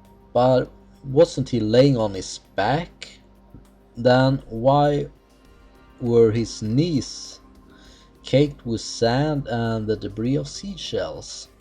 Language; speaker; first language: English; non-native, fluent; Swedish